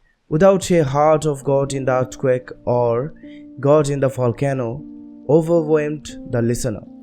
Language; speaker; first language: English; non-native, local second language; Bangla